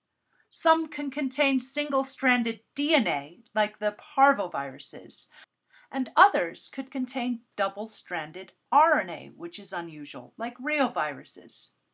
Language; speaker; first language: English; native; English